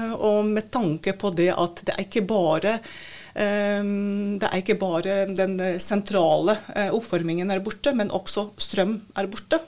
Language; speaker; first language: Norwegian; non-native, fluent; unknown